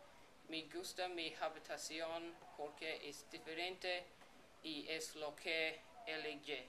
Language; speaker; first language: Spanish; non-native, learner; English